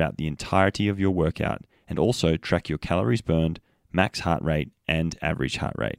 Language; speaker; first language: English; native; English